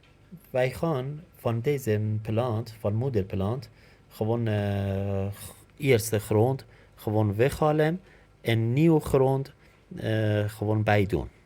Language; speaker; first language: Dutch; non-native, learner; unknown